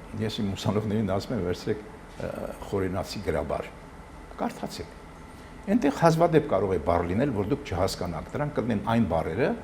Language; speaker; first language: Armenian; native; Armenian